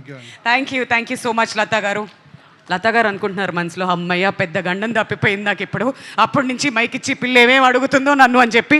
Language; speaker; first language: Telugu; native; Telugu